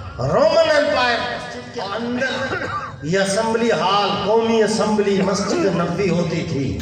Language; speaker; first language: Urdu; non-native, local second language; Baluchi